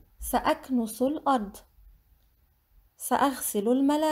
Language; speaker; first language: Arabic; non-native, fluent; English